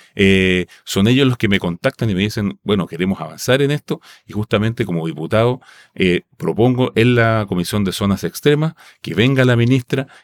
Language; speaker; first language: Spanish; non-native, local second language; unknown